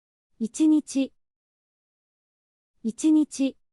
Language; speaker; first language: Japanese; native; Japanese